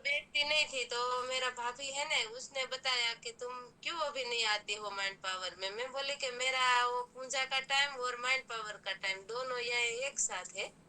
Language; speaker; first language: Hindi; non-native, local second language; Gujarati